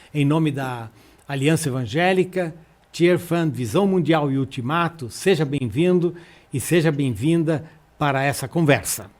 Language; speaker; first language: Portuguese; native; Portuguese